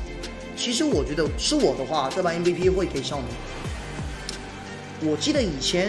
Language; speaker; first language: Chinese; native; Chinese